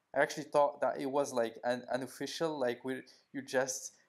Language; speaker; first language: English; non-native, fluent; Arabic